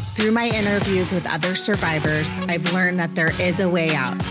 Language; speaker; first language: English; native; English